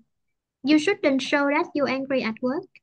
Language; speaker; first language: English; non-native, fluent; Vietnamese